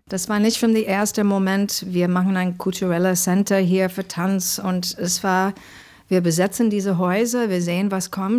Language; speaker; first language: German; non-native, fluent; English